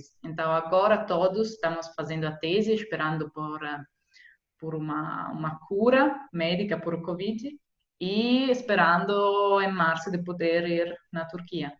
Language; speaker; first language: Portuguese; non-native, fluent; Italian